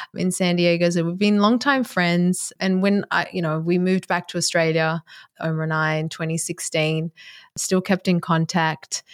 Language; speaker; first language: English; native; English